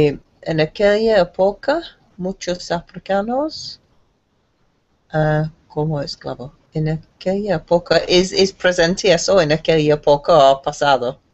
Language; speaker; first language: Spanish; non-native, learner; English